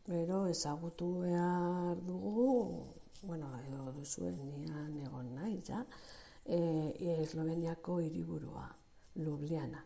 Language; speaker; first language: Basque; non-native, local second language; Spanish